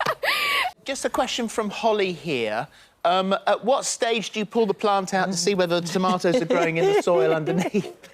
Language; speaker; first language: English; native; English